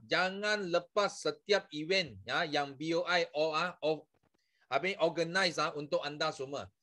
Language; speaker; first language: Malay; non-native, local second language; Chinese